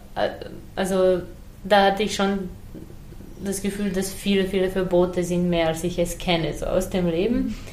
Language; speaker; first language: German; non-native, fluent; Serbian